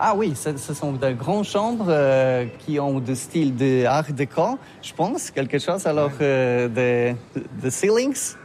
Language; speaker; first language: French; non-native, learner; Polish